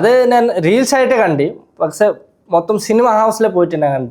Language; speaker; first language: Malayalam; non-native, local second language; Bangla